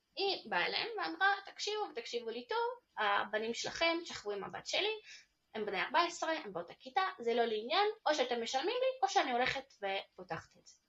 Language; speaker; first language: Hebrew; early bilingual, other home language; Russian